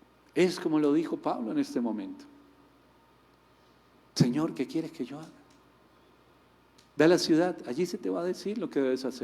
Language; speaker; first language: Spanish; native; Spanish